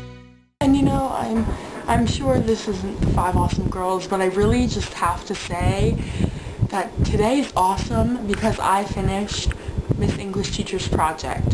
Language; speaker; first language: English; native; English